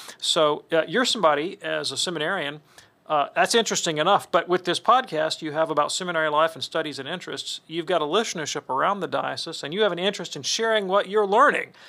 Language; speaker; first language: English; native; English